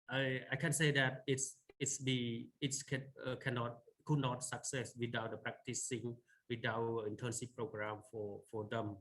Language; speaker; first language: English; non-native, learner; Khmer